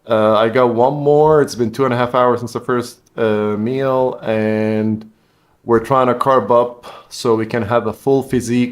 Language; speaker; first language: English; non-native, fluent; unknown